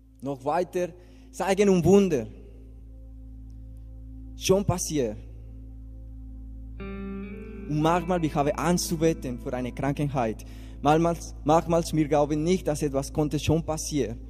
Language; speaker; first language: German; non-native, learner; Spanish